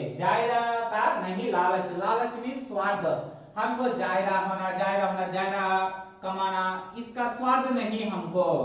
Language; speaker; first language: Hindi; non-native, local second language; Telugu